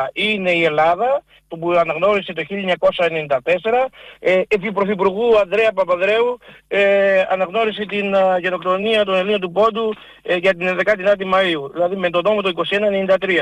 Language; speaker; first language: Greek; native; Greek